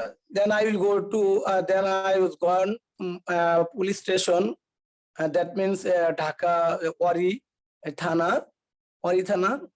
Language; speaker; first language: English; non-native, learner; Bangla